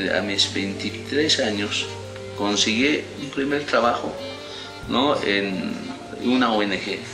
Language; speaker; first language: Spanish; non-native, local second language; Aymara